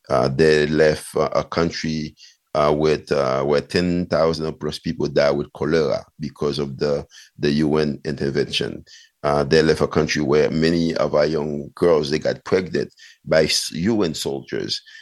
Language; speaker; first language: English; non-native, fluent; Haitian Creole